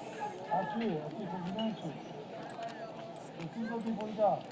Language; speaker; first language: Portuguese; non-native, fluent; Hebrew